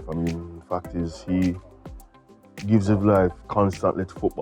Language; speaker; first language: English; native; English